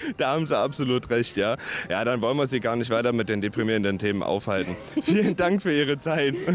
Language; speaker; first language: German; native; German